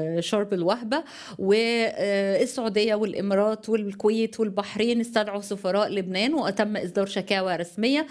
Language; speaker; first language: Arabic; native; Arabic